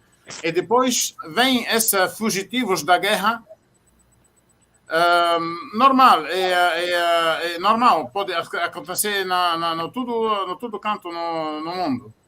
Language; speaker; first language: Portuguese; non-native, fluent; Arabic